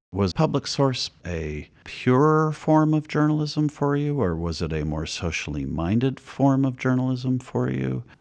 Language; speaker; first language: English; native; English